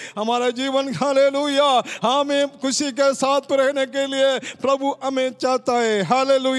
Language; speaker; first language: Hindi; non-native, local second language; Malayalam